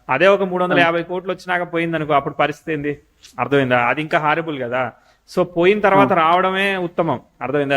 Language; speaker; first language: Telugu; native; Telugu